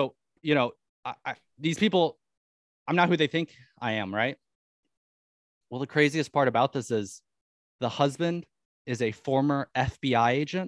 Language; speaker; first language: English; native; English